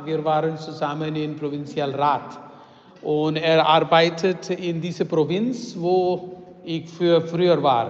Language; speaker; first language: German; non-native, fluent; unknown